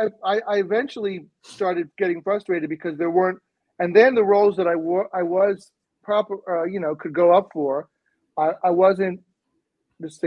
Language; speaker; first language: English; native; English